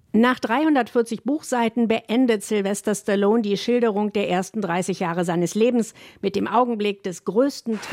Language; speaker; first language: German; native; German